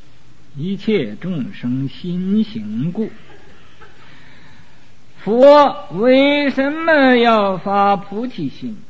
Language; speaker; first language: Chinese; native; Chinese